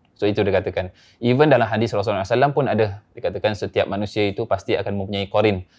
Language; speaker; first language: Malay; native; Malay